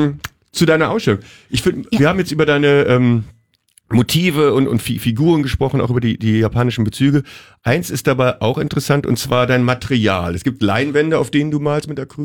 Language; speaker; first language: German; native; German